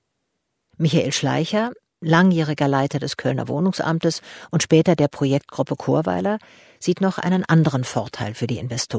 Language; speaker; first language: German; native; German